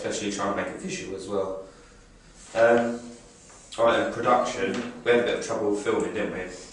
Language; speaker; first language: English; native; English